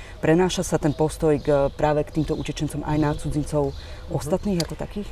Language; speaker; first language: Slovak; native; Slovak